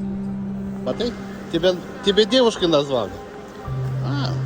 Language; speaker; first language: Russian; non-native, fluent; Lithuanian